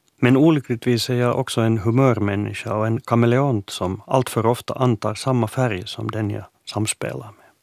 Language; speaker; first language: Swedish; native; Swedish